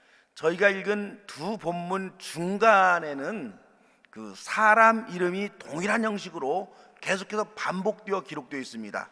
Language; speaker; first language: Korean; native; Korean